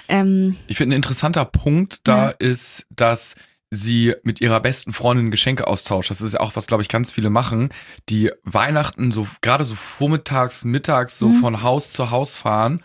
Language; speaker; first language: German; native; German